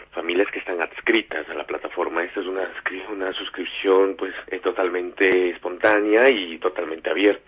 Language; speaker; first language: Spanish; native; Spanish